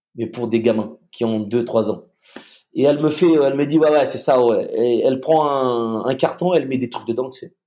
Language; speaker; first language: French; native; French